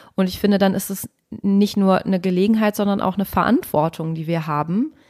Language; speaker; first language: German; native; German